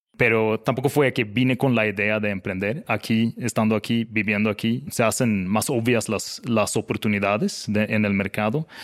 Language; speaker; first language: Spanish; non-native, fluent; Swedish